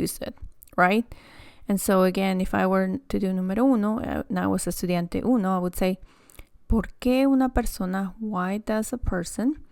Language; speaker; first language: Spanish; non-native, fluent; English